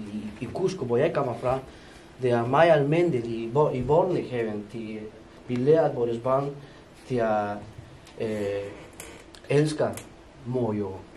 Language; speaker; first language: Danish; non-native, fluent; Spanish